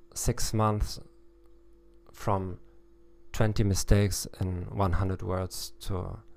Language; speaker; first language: English; non-native, fluent; German